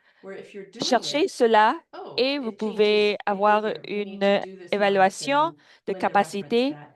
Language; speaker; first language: French; non-native, fluent; English